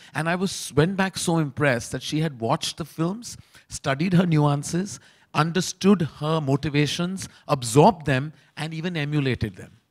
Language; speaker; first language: English; non-native, local second language; Hindi